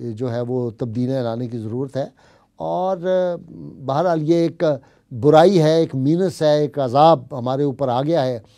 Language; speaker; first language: Hindi; native; Hindi